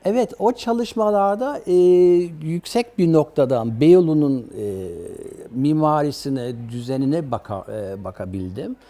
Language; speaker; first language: Turkish; early bilingual, other home language; German